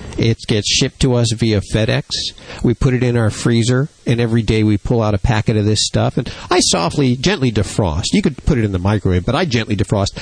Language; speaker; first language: English; native; English